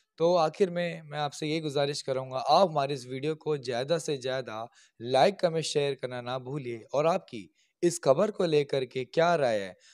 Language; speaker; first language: Hindi; native; Hindi